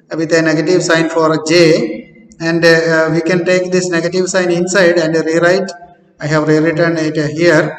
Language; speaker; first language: English; non-native, local second language; Malayalam